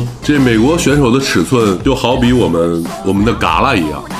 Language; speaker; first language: Chinese; native; Chinese